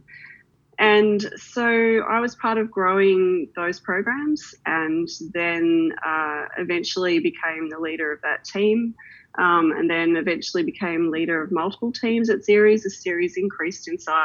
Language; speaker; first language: English; native; English